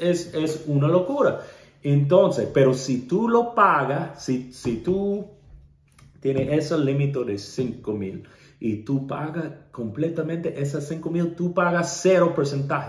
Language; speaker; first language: Spanish; non-native, learner; English